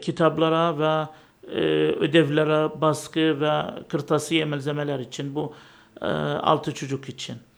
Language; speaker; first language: Turkish; non-native, fluent; Arabic